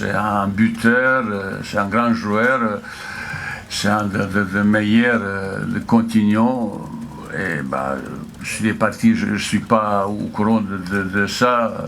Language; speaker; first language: French; non-native, fluent; Bosnian